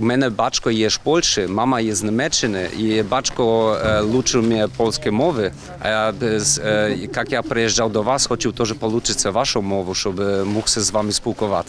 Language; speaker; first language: Ukrainian; non-native, learner; German